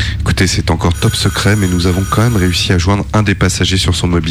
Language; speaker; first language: French; native; French